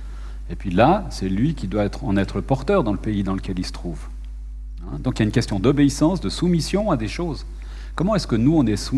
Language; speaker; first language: French; native; French